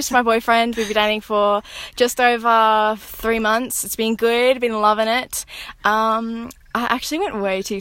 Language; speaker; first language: English; native; English